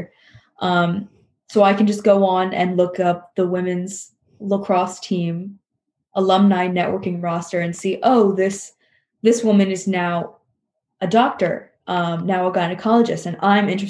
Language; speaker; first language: English; native; English